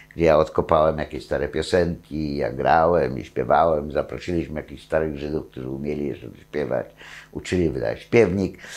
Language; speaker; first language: Polish; native; Polish